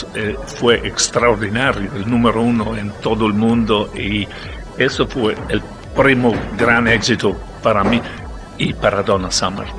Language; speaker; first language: Spanish; non-native, learner; Italian